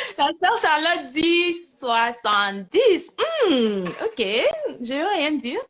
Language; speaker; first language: French; native; French